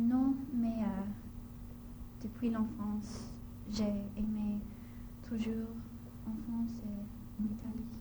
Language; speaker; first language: French; non-native, learner; English